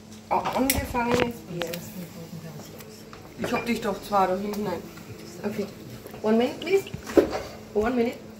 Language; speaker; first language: German; native; German